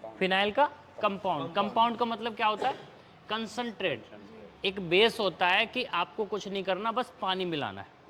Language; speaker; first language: Hindi; native; Hindi